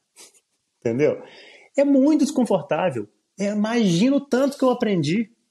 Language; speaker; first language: Portuguese; native; Portuguese